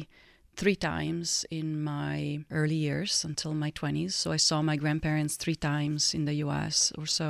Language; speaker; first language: English; non-native, fluent; Italian